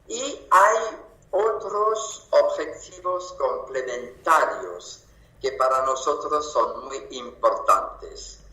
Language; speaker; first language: Spanish; non-native, fluent; French